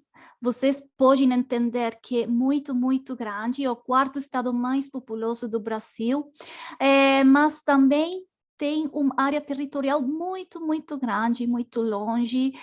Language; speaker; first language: Portuguese; non-native, learner; Spanish